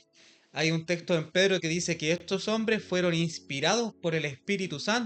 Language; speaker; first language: Spanish; native; Spanish